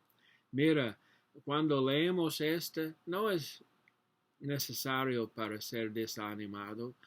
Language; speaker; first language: Spanish; non-native, learner; English